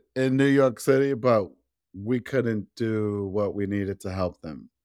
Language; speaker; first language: English; native; English